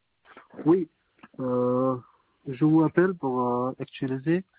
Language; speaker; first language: French; non-native, learner; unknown